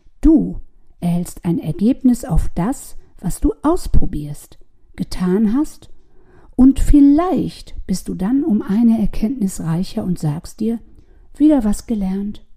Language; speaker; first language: German; native; German